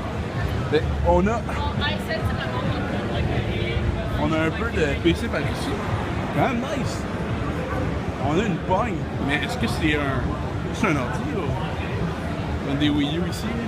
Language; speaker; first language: French; native; French